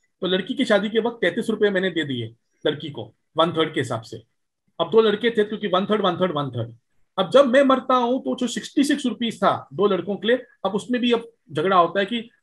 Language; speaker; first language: Hindi; native; Hindi